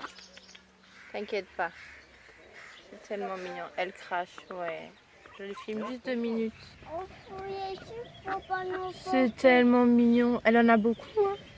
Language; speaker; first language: French; native; French